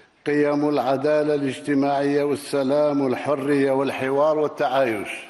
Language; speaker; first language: Arabic; native; Arabic